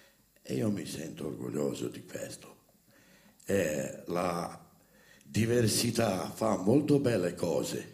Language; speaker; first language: Italian; non-native, fluent; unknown